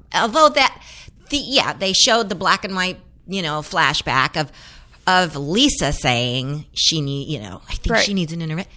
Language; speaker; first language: English; native; English